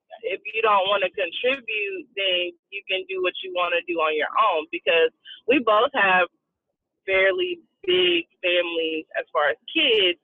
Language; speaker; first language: English; native; English